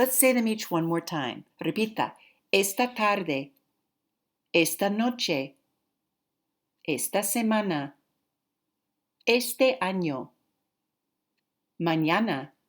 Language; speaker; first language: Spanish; non-native, fluent; English